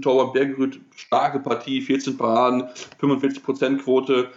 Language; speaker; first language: German; native; German